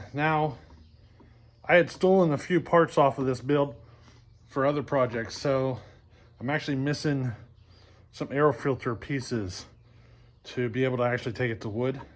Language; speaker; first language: English; native; English